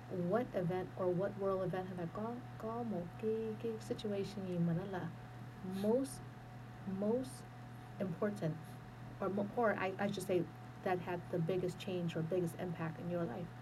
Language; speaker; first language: English; early bilingual, other home language; Vietnamese